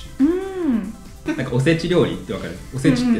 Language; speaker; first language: Japanese; native; Japanese